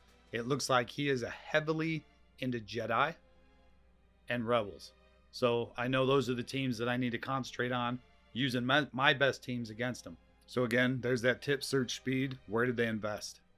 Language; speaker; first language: English; native; English